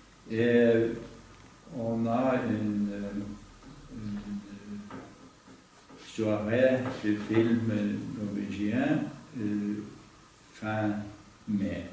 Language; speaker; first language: French; non-native, fluent; Norwegian